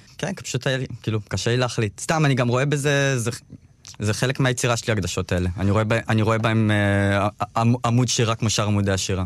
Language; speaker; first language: Hebrew; early bilingual, other home language; Russian